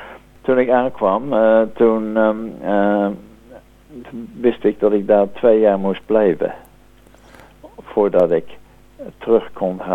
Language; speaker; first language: Dutch; native; Dutch